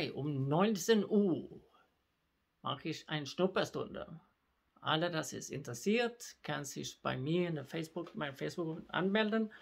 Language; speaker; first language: German; non-native, learner; Swedish